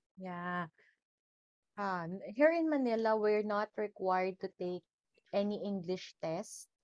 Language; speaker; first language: English; non-native, local second language; Filipino